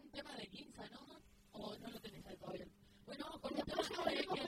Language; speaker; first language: Spanish; native; Spanish